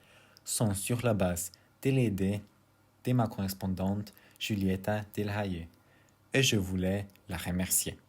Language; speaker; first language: French; non-native, learner; German